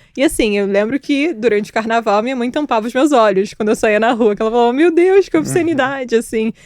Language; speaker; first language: Portuguese; early bilingual, other home language; Georgian